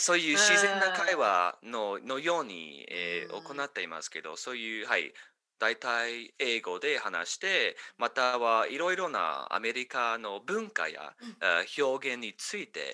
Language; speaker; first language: Japanese; non-native, fluent; English